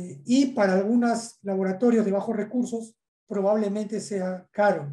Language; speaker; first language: Spanish; native; Spanish